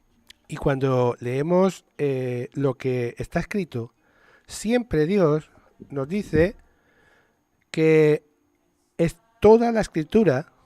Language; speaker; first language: Spanish; native; Spanish